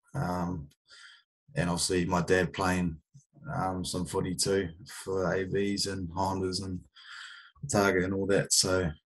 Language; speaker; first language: English; native; English